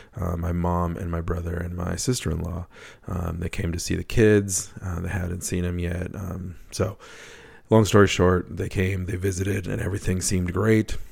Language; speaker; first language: English; native; English